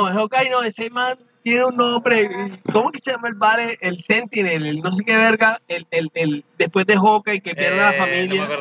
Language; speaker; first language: Spanish; native; Spanish